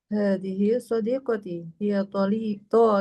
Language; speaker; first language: Arabic; non-native, learner; Indonesian